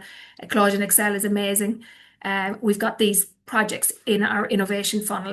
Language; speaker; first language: English; native; English